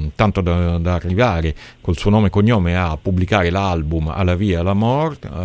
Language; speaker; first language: Italian; native; Italian